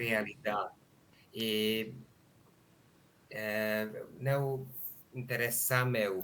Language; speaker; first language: Portuguese; non-native, learner; Hungarian